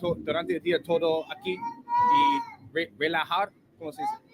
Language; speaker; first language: Spanish; non-native, learner; English